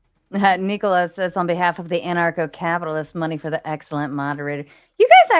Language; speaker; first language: English; native; English